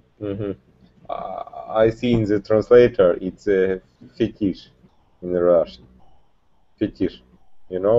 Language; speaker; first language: English; non-native, learner; Russian